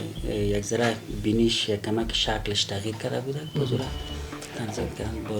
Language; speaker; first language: Persian; native; Persian